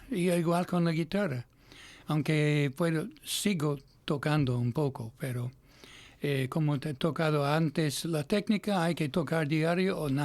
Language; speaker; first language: Spanish; non-native, fluent; English